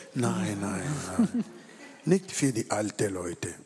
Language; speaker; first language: German; non-native, learner; French